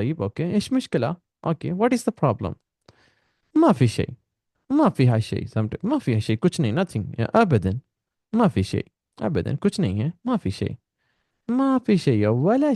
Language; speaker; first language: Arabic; non-native, fluent; Urdu